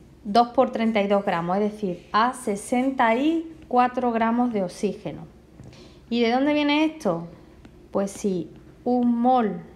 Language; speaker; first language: Spanish; native; Spanish